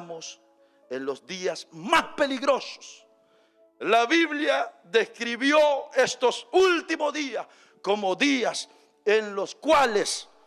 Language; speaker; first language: Spanish; native; Spanish